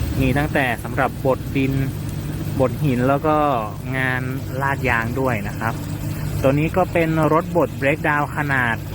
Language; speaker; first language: Thai; native; Thai